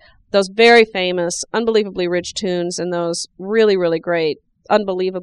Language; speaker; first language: English; native; English